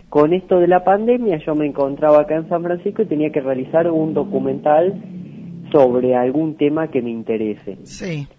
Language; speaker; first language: Spanish; native; Spanish